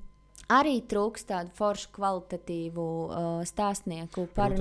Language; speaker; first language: Latvian; native; Latvian